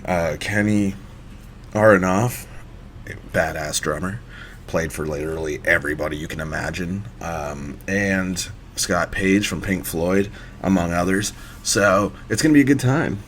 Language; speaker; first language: English; native; English